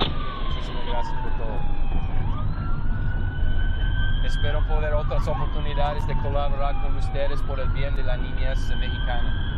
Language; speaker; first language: Spanish; non-native, learner; English